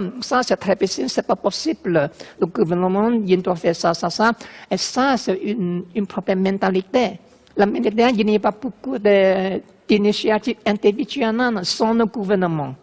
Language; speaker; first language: French; non-native, learner; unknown